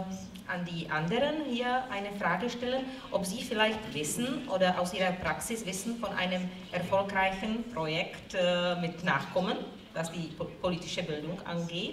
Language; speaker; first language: German; non-native, fluent; Czech